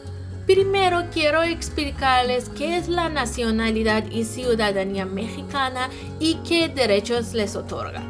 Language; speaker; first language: Spanish; non-native, fluent; Persian